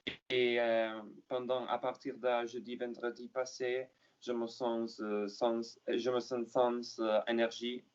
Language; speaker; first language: French; non-native, learner; Italian